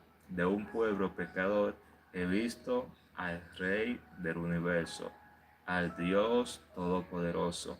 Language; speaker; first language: Spanish; native; Spanish